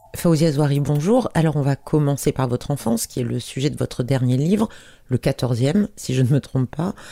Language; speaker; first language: French; native; French